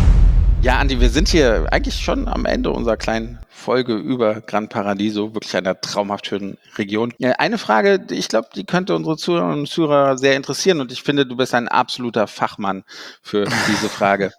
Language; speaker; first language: German; native; German